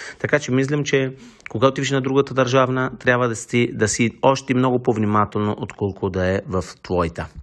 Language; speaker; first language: Bulgarian; non-native, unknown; Italian